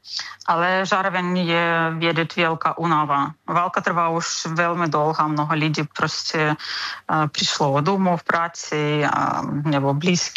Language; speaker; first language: Czech; non-native, fluent; Ukrainian